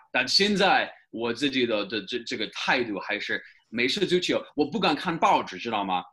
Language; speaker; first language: Chinese; non-native, fluent; English